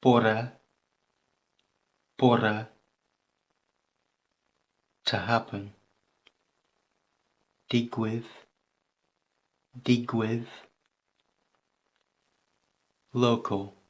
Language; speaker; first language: Welsh; non-native, learner; English